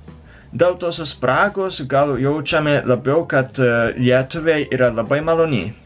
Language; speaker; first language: Lithuanian; non-native, fluent; Japanese